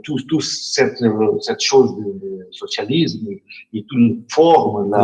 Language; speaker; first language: French; non-native, learner; Portuguese